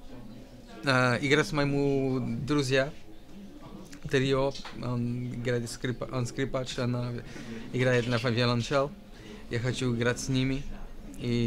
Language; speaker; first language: Russian; non-native, learner; French